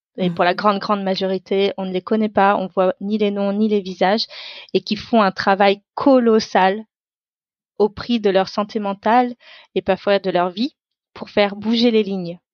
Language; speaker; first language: French; non-native, local second language; Tamil